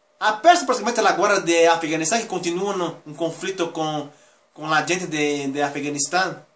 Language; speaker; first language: Italian; non-native, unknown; Spanish